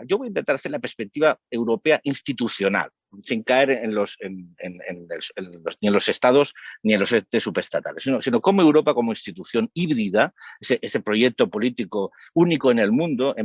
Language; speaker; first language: Spanish; native; Spanish